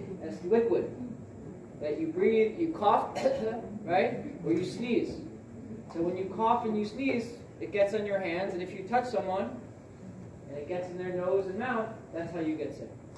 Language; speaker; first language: English; native; English